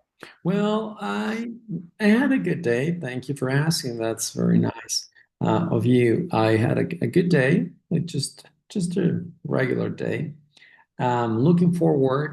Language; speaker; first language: English; non-native, fluent; Spanish